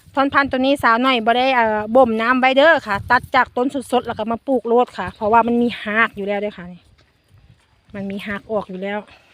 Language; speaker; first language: Thai; native; Thai